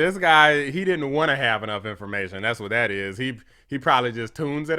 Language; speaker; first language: English; native; English